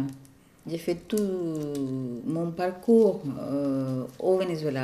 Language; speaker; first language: French; non-native, fluent; Spanish